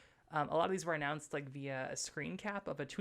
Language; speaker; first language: English; native; English